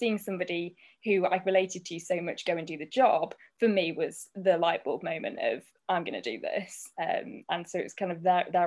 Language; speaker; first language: English; native; English